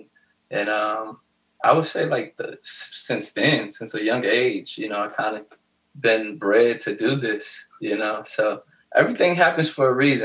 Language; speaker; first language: English; native; English